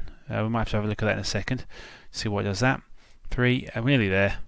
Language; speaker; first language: English; native; English